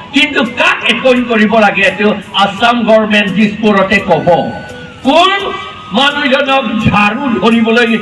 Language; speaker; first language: Assamese; non-native, local second language; Karbi